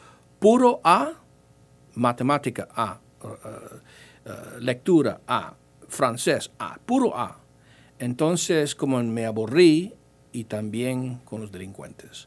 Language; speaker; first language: Spanish; early bilingual, heritage; English